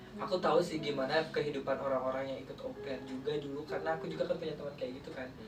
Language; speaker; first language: Indonesian; native; Indonesian